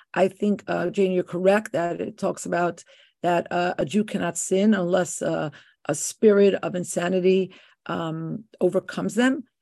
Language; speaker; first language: English; native; English